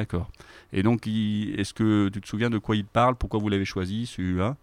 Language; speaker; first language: French; native; French